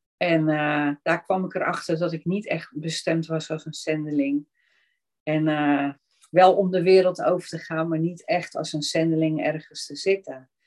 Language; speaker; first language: Dutch; native; Dutch